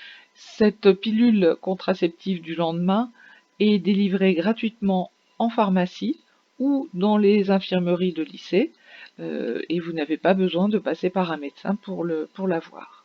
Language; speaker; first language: French; native; French